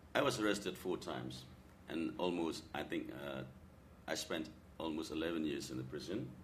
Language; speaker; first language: English; non-native, learner; Burmese